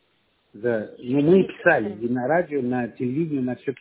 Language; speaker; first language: Russian; non-native, fluent; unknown